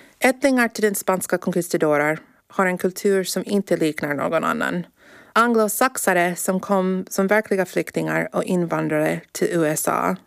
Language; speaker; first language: Swedish; non-native, fluent; English